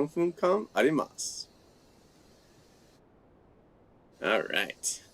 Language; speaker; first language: Japanese; non-native, fluent; English